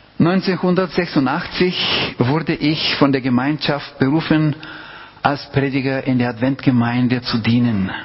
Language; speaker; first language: German; non-native, fluent; Bulgarian